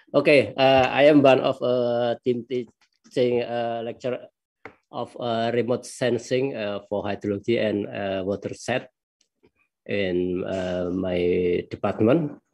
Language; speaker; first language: English; non-native, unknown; Indonesian